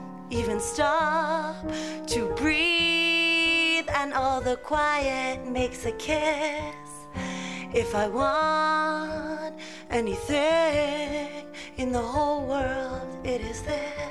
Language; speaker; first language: English; native; English